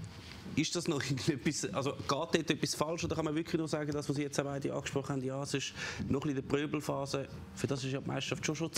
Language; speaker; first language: German; native; German